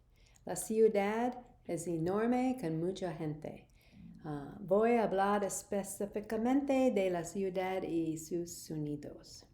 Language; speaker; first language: Spanish; non-native, learner; English